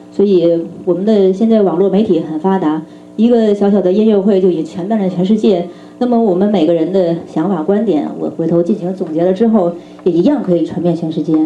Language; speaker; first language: Chinese; native; Chinese